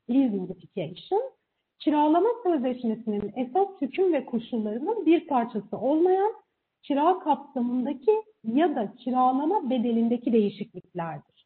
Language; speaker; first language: Turkish; native; Turkish